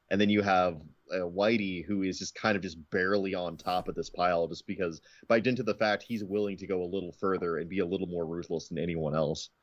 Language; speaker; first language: English; native; English